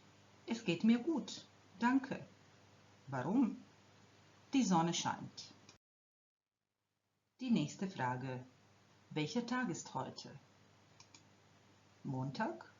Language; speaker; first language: German; non-native, fluent; Croatian